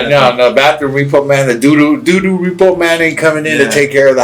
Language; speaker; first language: English; native; English